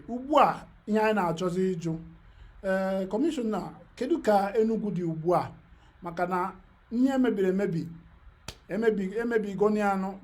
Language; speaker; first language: Igbo; native; Igbo